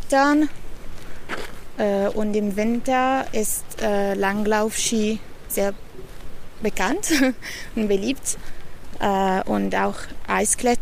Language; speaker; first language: German; non-native, fluent; Italian